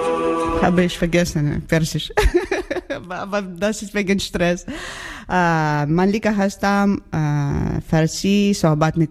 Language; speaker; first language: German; non-native, learner; Ukrainian